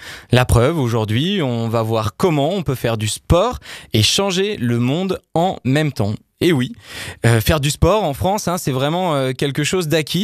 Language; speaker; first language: French; native; French